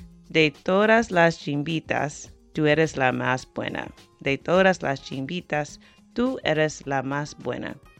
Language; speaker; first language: Spanish; non-native, fluent; English